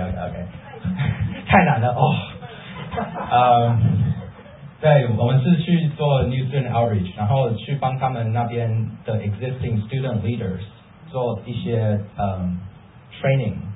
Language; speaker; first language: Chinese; early bilingual, heritage; Chinese